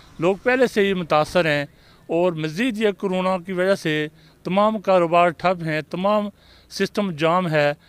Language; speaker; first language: Urdu; non-native, local second language; Pahari-Potwari